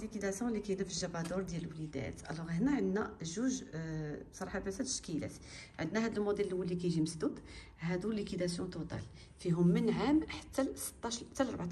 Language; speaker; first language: Arabic; native; Arabic